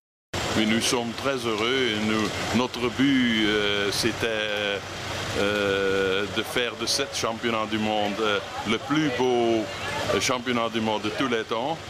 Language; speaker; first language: French; non-native, fluent; Dutch